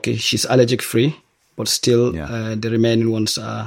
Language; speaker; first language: English; non-native, local second language; Hausa